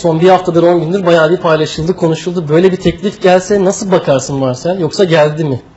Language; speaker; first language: Turkish; native; Turkish